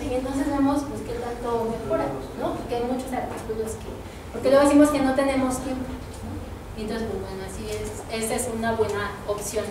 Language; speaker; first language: Spanish; native; Spanish